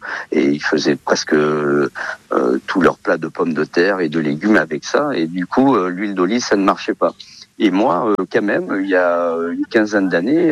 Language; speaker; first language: French; early bilingual, other home language; Portuguese